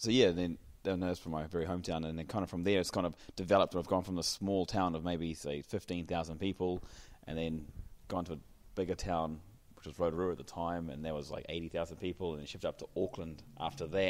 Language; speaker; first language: English; native; English